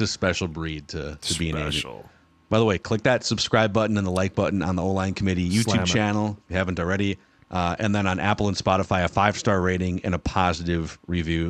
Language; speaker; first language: English; native; English